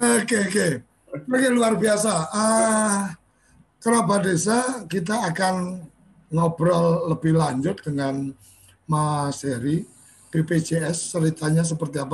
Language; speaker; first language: Malay; native; Malay